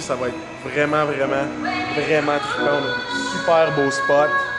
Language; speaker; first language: French; native; French